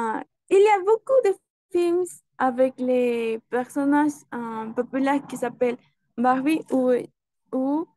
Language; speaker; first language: French; non-native, learner; Spanish